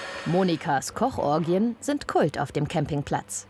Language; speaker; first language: German; native; German